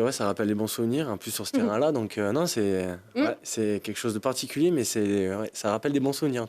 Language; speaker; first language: French; native; French